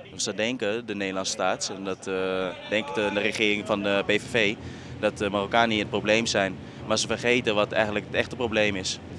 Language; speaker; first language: Dutch; early bilingual, other home language; Arabic